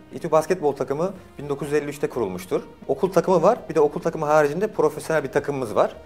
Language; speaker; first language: Turkish; native; Turkish